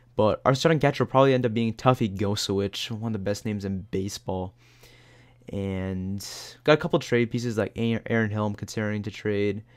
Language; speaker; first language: English; native; English